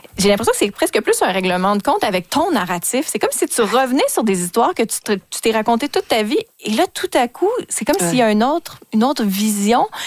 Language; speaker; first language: French; native; French